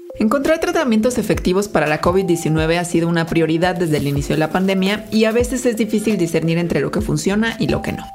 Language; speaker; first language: Spanish; native; Spanish